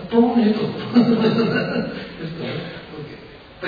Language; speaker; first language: Russian; non-native, learner; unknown